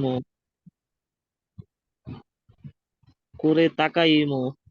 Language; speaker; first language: Japanese; non-native, learner; Bangla